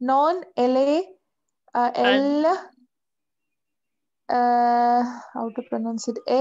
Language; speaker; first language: French; non-native, learner; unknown